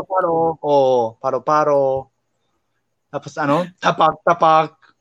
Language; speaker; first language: Filipino; non-native, learner; Japanese